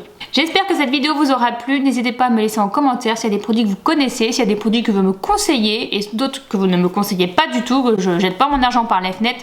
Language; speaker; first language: French; native; French